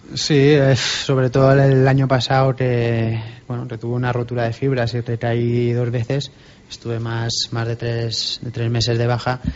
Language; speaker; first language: Spanish; native; Spanish